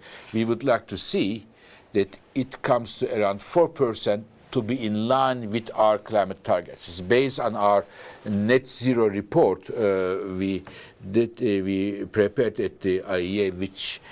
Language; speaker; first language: English; non-native, fluent; Turkish